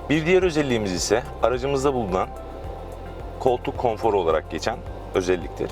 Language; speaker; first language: Turkish; native; Turkish